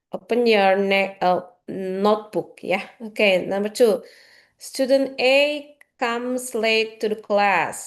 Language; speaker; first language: English; non-native, learner; Indonesian